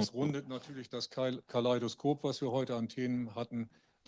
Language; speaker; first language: German; native; German